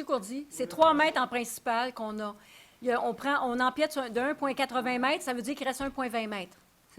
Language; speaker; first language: French; native; French